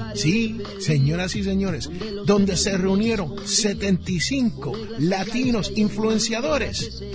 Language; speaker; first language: Spanish; early bilingual, heritage; Spanish